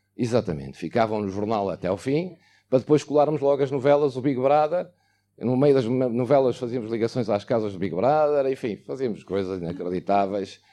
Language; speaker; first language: Portuguese; native; Portuguese